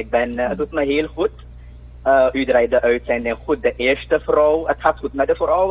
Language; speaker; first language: Dutch; native; Dutch